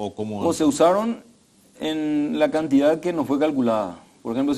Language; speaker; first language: Spanish; native; Spanish